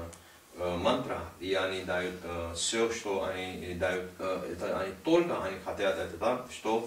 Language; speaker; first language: Russian; non-native, learner; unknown